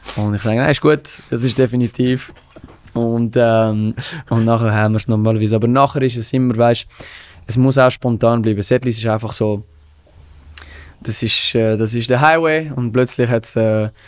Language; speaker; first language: German; non-native, local second language; French